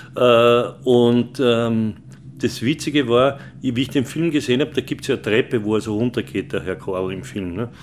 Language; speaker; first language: German; native; German